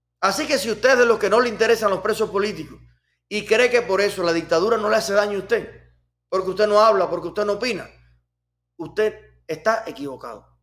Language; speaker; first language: Spanish; native; Spanish